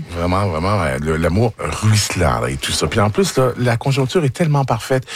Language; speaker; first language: French; native; French